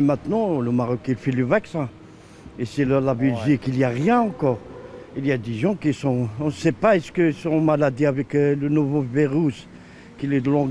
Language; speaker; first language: French; non-native, local second language; Arabic